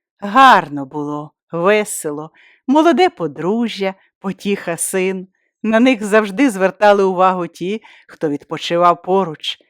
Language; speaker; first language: Ukrainian; native; Ukrainian